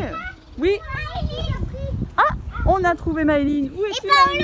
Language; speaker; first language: French; native; French